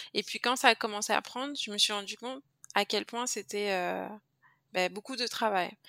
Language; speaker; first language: French; native; French